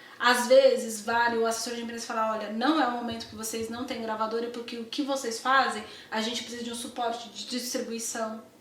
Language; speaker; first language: Portuguese; native; Portuguese